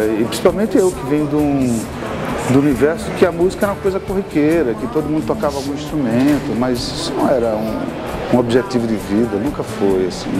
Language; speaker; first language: Portuguese; native; Portuguese